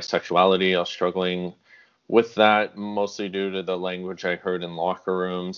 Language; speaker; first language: English; native; English